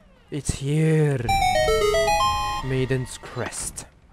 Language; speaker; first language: English; non-native, local second language; Chinese